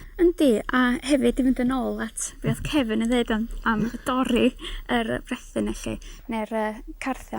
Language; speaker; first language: Welsh; native; Welsh